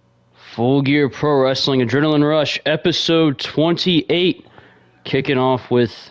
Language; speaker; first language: English; native; English